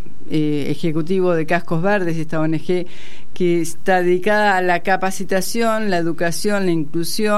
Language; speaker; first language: Spanish; native; Spanish